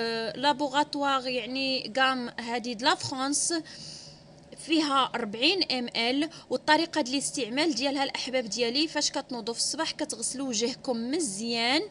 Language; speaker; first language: Arabic; native; Arabic